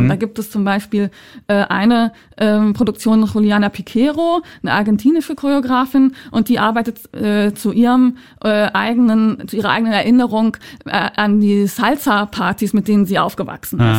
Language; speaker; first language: German; native; German